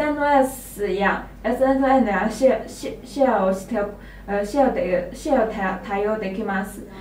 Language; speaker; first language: Japanese; non-native, learner; Chinese